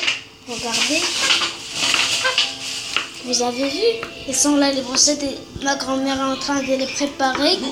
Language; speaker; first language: French; non-native, learner; Arabic